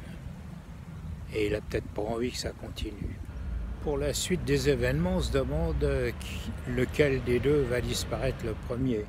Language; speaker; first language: French; native; French